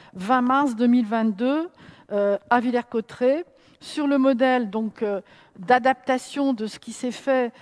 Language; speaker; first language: French; native; French